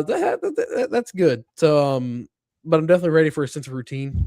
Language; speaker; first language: English; native; English